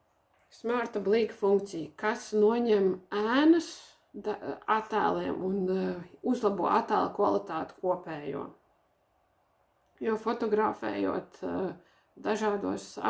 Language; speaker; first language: Latvian; native; Latvian